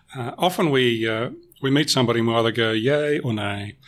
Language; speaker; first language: English; native; English